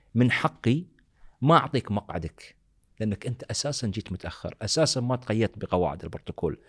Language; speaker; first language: Arabic; native; Arabic